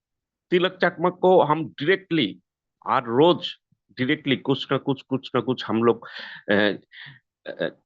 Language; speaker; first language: Hindi; non-native, learner; Bangla